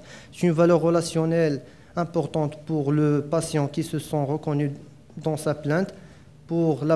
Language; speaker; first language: French; non-native, local second language; Arabic